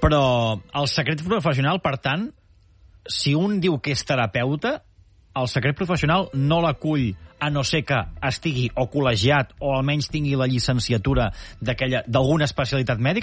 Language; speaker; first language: Catalan; native; Catalan